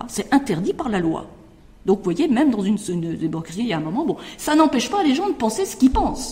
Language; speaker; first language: French; native; French